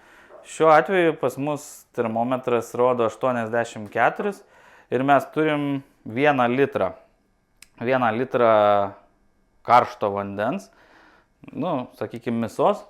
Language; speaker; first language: Lithuanian; native; Lithuanian